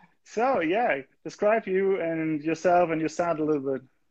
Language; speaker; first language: English; non-native, fluent; German